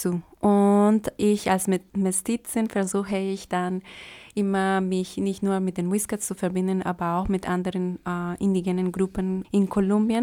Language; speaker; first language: German; non-native, fluent; Spanish